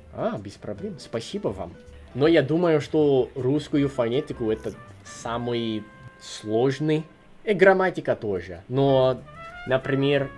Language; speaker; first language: Russian; non-native, learner; English